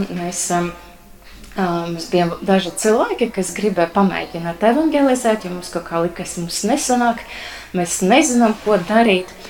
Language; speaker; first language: Latvian; non-native, local second language; Russian